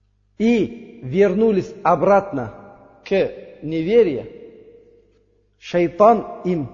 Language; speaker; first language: Russian; non-native, learner; Uzbek